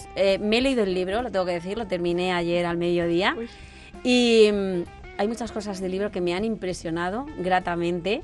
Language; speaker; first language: Spanish; native; Spanish